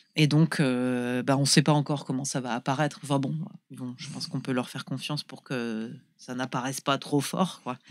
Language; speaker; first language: French; native; French